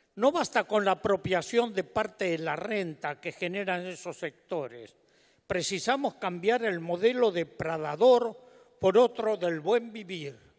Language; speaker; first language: Spanish; native; Spanish